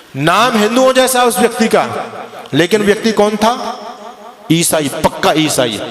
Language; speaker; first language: Hindi; native; Hindi